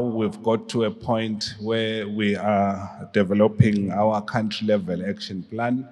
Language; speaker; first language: English; non-native, local second language; Swati